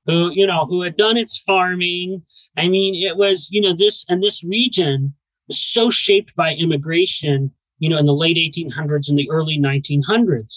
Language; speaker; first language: English; native; English